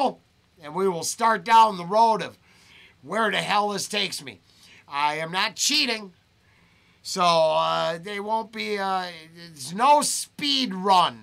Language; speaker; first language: English; native; English